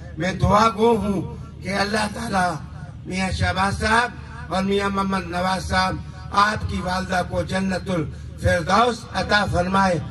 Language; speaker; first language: Urdu; non-native, local second language; Punjabi